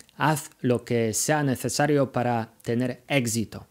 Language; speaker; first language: Spanish; non-native, fluent; Polish